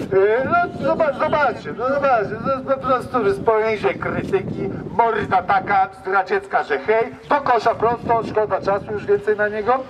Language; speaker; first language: Polish; native; Polish